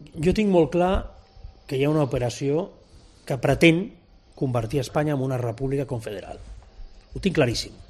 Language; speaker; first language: Catalan; non-native, local second language; Spanish